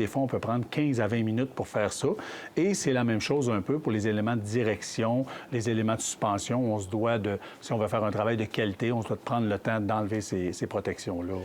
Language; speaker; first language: French; native; French